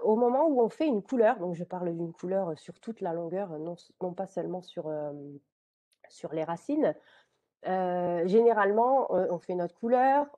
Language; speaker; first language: French; native; French